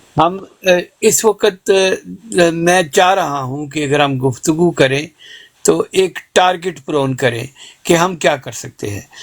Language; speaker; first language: Urdu; non-native, local second language; Punjabi